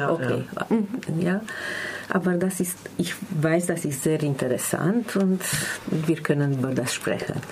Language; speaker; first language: German; non-native, learner; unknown